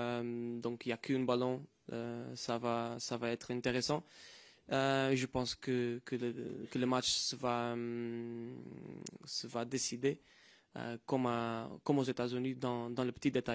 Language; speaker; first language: French; non-native, fluent; Portuguese